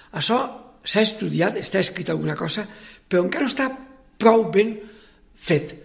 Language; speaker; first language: Catalan; native; Catalan